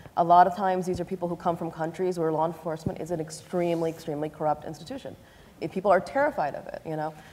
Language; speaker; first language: English; native; English